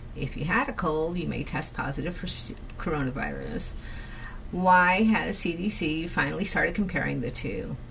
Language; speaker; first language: English; native; English